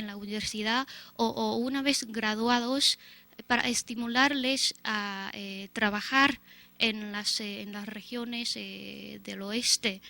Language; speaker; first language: Spanish; non-native, fluent; Chinese